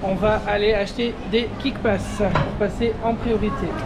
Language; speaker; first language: French; native; French